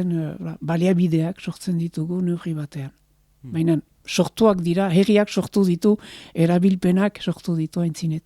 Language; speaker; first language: Basque; native; Basque